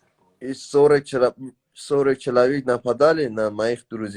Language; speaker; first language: Russian; non-native, learner; Tajik